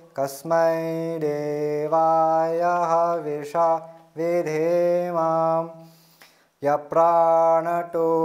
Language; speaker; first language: Hindi; early bilingual, heritage; Hindi